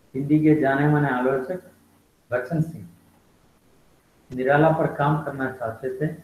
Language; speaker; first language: Hindi; non-native, local second language; Malayalam